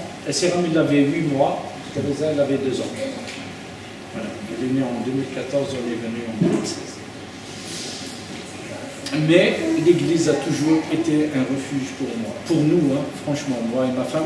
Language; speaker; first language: French; native; French